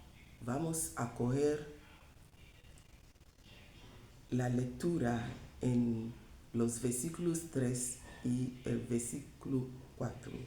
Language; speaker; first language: Spanish; non-native, fluent; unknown